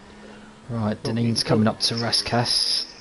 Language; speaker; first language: English; native; English